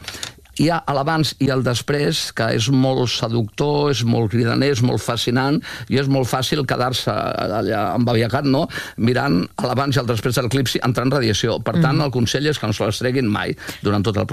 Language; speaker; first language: Catalan; native; Catalan